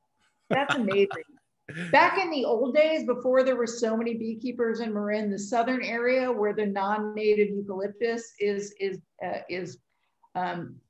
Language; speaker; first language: English; native; English